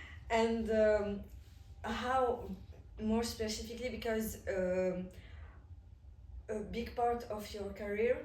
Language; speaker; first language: English; non-native, fluent; French